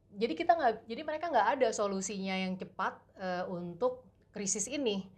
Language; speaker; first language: Indonesian; native; Indonesian